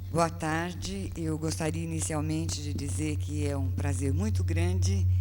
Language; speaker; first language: Portuguese; native; Portuguese